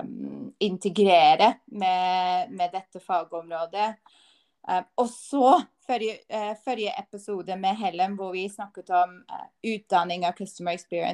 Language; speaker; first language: Norwegian; non-native, fluent; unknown